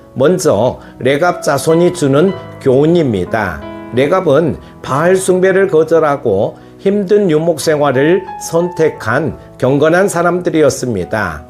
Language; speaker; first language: Korean; native; Korean